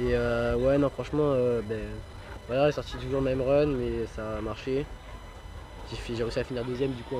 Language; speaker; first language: French; native; French